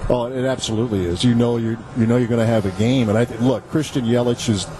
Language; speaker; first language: English; native; English